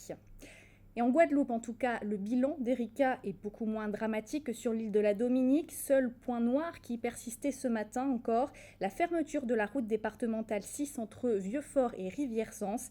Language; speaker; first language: French; native; French